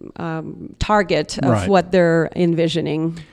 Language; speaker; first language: English; non-native, fluent; Russian